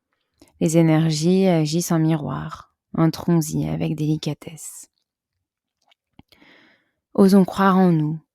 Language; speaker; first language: French; native; French